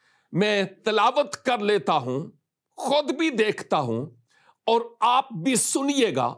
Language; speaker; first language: Urdu; native; Urdu